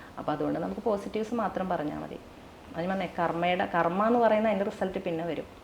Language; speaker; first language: Malayalam; native; Malayalam